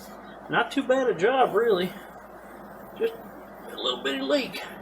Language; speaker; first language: English; native; English